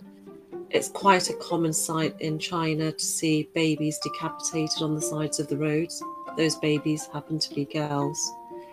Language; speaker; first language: English; native; English